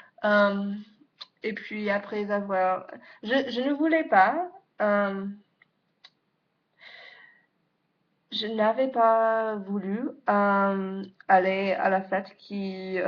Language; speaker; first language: French; non-native, learner; English